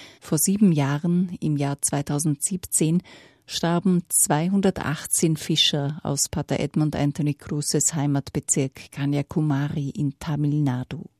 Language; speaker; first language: German; native; German